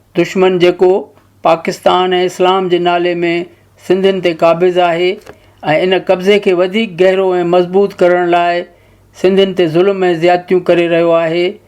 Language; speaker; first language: Sindhi; native; Sindhi